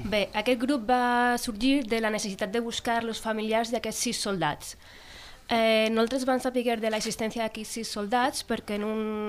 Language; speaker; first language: Catalan; non-native, local second language; Spanish